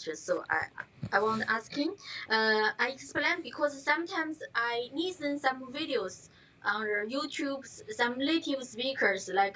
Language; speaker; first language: English; non-native, learner; Chinese